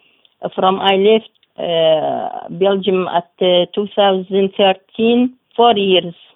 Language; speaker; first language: English; non-native, learner; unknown